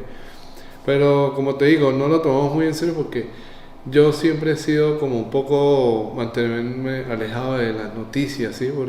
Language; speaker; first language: Spanish; native; Spanish